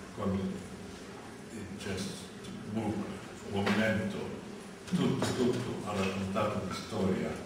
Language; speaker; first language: Italian; non-native, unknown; English